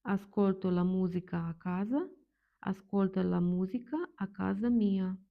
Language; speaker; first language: Italian; non-native, fluent; Ukrainian